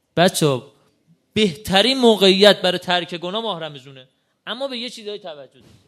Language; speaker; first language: Persian; native; Persian